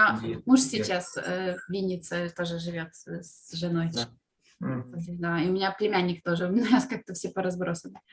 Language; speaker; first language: Russian; native; Russian